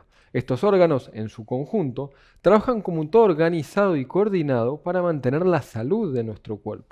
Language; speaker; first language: Spanish; native; Spanish